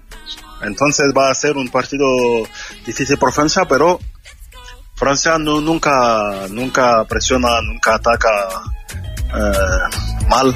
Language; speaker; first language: Spanish; non-native, fluent; French